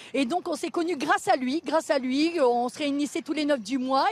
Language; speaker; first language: French; native; French